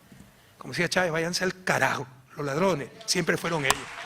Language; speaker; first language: Spanish; native; Spanish